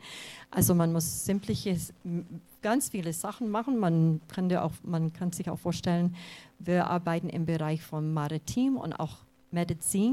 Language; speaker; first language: German; non-native, fluent; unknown